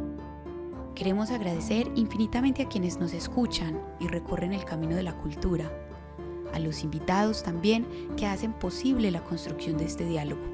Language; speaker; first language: Spanish; native; Spanish